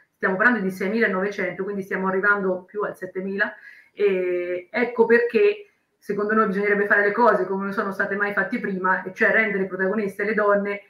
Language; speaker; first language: Italian; native; Italian